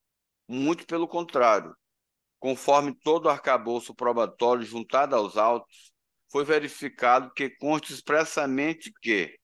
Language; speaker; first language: Portuguese; native; Portuguese